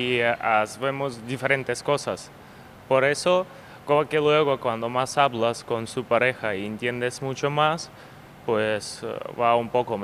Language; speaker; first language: Spanish; non-native, learner; Ukrainian